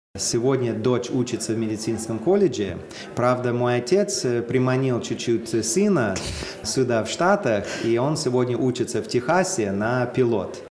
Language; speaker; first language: Russian; non-native, fluent; English